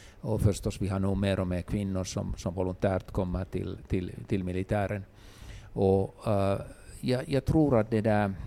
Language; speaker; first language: Swedish; non-native, local second language; Finnish